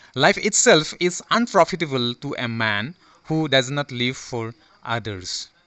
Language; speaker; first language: English; non-native, local second language; Assamese